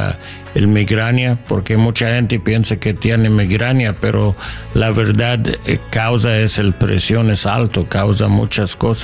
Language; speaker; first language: Spanish; non-native, learner; English